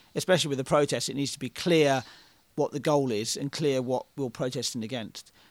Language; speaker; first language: English; native; English